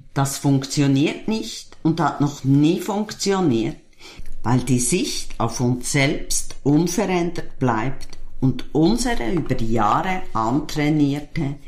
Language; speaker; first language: German; native; German